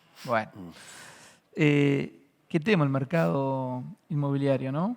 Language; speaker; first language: Spanish; native; Spanish